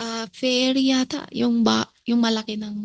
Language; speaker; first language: Filipino; early bilingual, other home language; Chinese